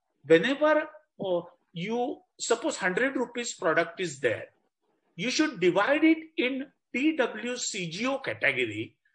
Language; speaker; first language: English; non-native, local second language; Marathi